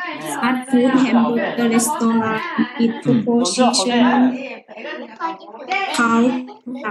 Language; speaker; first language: English; non-native, learner; Lao